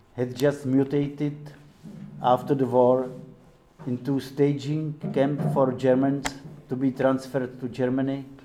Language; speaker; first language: English; non-native, fluent; Czech